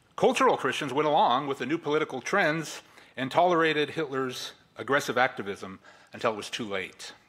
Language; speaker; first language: English; native; English